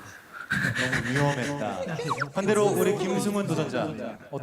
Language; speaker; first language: Korean; native; Korean